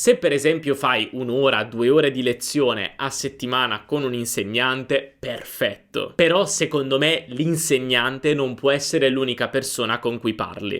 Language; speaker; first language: Italian; native; Italian